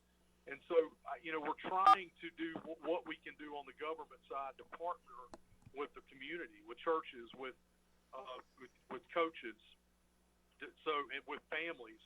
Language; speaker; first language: English; native; English